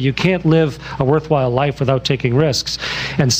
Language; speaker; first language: English; native; English